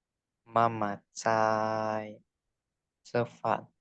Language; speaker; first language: Chinese; non-native, learner; Indonesian